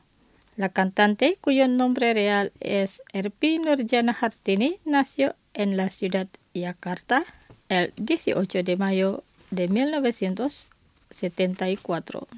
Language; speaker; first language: Spanish; non-native, fluent; Indonesian